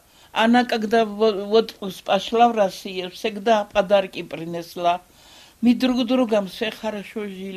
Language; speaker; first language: Russian; non-native, local second language; Georgian